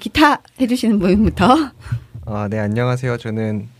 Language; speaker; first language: Korean; native; Korean